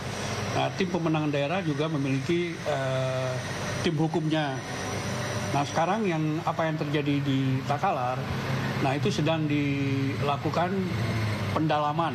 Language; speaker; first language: Indonesian; native; Indonesian